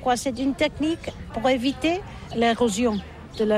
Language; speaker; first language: French; non-native, learner; Catalan